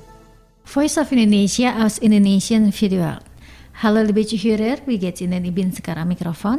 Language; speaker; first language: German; non-native, fluent; Indonesian